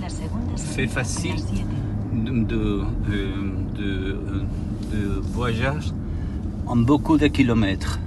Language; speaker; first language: French; non-native, learner; Spanish